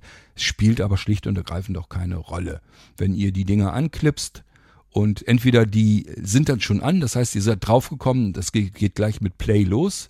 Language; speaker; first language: German; native; German